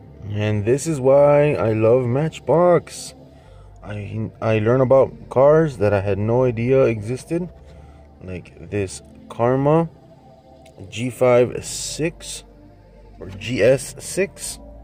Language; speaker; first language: English; early bilingual, other home language; Spanish